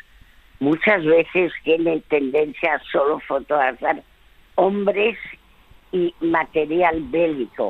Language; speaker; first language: Spanish; early bilingual, other home language; French